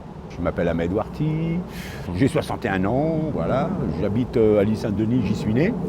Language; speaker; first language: French; native; French